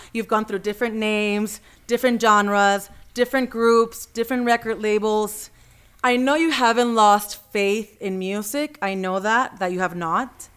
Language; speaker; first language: English; non-native, local second language; Spanish